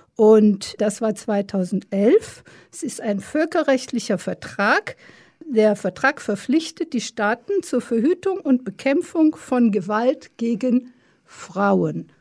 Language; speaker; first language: German; native; German